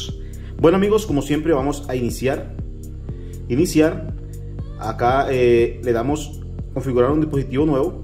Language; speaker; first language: Spanish; native; Spanish